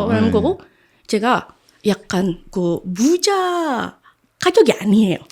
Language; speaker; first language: Korean; non-native, fluent; Indonesian